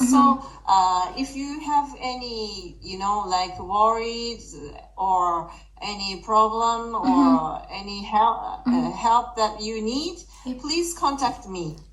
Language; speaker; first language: English; non-native, fluent; Japanese